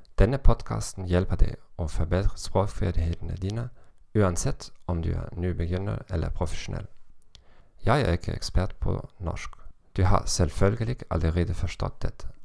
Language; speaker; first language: Norwegian; non-native, learner; German